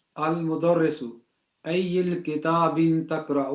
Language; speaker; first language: Arabic; non-native, learner; English